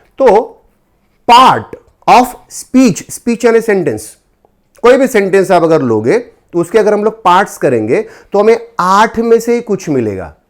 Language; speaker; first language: Hindi; non-native, local second language; Marathi